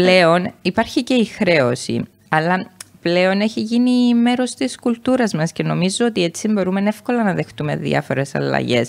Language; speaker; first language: Greek; native; Greek